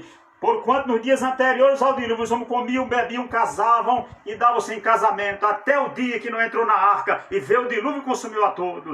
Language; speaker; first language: Portuguese; native; Portuguese